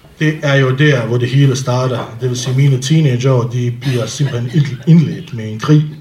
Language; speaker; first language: Danish; non-native, fluent; Bosnian